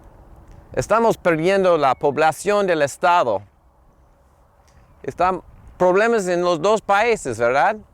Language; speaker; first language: Spanish; non-native, fluent; English